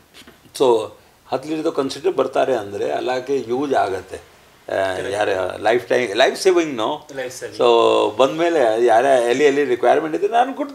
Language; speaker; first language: Kannada; non-native, learner; Hindi